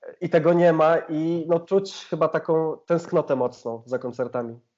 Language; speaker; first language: Polish; native; Polish